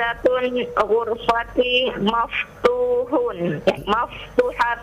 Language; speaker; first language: Arabic; non-native, learner; Indonesian